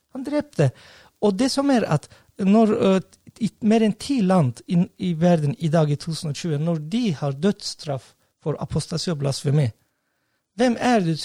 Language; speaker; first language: Norwegian; non-native, fluent; Turkish